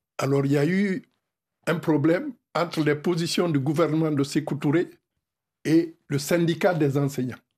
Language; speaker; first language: French; non-native, local second language; Fula